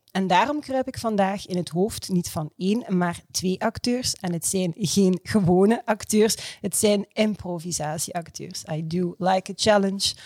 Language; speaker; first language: Dutch; native; Dutch